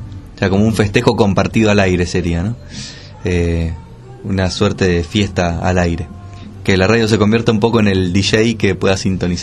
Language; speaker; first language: Spanish; native; Spanish